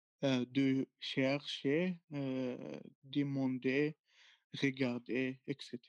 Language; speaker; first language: French; non-native, learner; Arabic